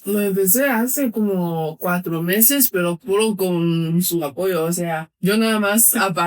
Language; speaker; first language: Spanish; non-native, fluent; Chinese